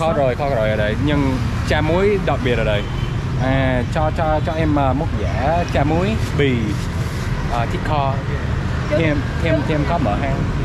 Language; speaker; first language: Vietnamese; early bilingual, heritage; Vietnamese